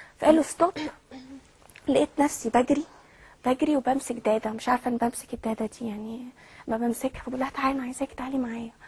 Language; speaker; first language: Arabic; early bilingual, heritage; Arabic